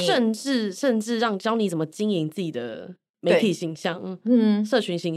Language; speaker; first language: Chinese; native; Chinese